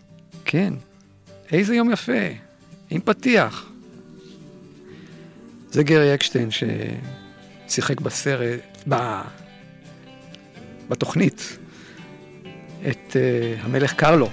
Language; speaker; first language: Hebrew; native; Hebrew